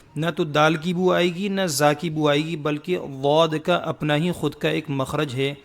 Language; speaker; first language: Urdu; native; Urdu